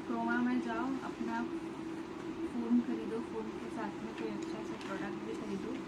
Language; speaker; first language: Hindi; non-native, local second language; Gujarati